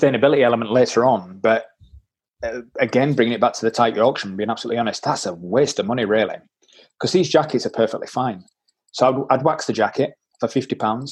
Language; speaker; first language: English; native; English